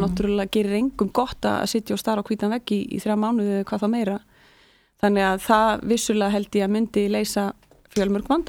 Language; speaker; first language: Icelandic; native; Icelandic